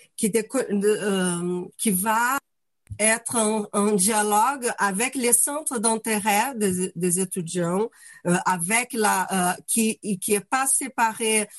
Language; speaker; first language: French; non-native, fluent; Portuguese